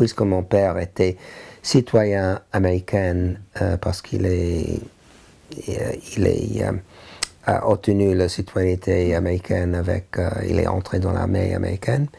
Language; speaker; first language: French; non-native, learner; English